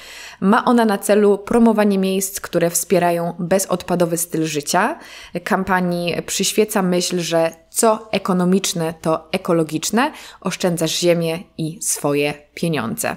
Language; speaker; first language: Polish; native; Polish